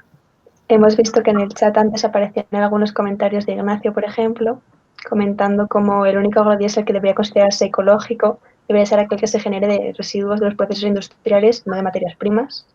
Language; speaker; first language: Spanish; native; Spanish